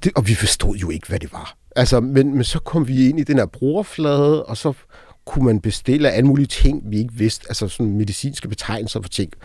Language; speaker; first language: Danish; early bilingual, other home language; Arabic